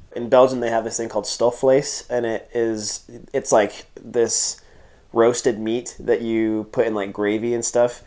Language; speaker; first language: English; native; English